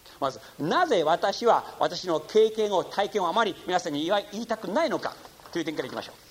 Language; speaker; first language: Japanese; non-native, fluent; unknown